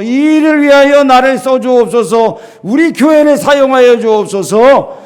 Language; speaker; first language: Korean; native; Korean